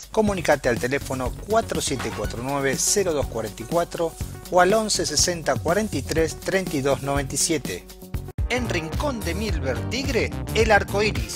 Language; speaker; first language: Spanish; native; Spanish